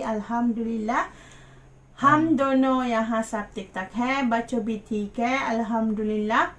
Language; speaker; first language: Hindi; non-native, learner; Malay